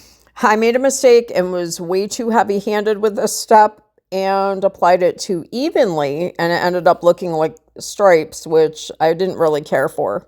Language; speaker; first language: English; native; English